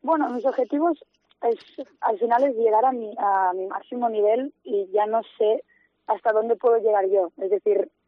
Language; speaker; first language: Spanish; non-native, local second language; Catalan